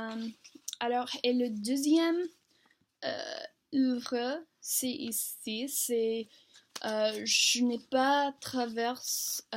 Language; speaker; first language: French; non-native, learner; English